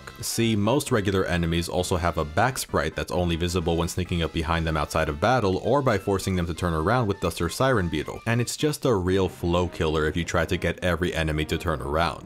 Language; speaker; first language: English; native; English